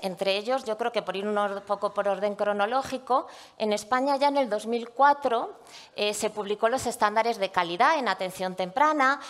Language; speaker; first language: Spanish; native; Spanish